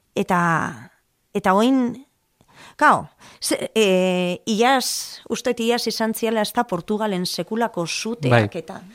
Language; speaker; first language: Basque; non-native, local second language; Spanish